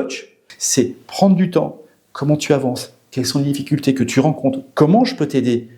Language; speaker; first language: French; native; French